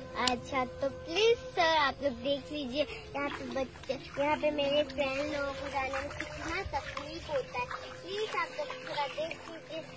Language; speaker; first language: Hindi; non-native, local second language; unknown